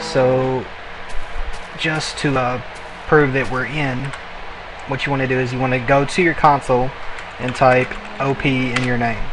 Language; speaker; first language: English; native; English